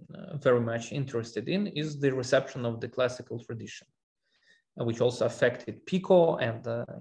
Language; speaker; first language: English; non-native, fluent; Armenian